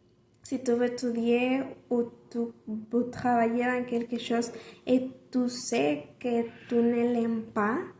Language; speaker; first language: French; non-native, learner; Spanish